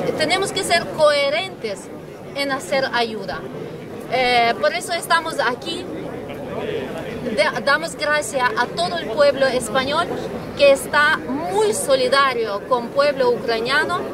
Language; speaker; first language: Spanish; non-native, fluent; Ukrainian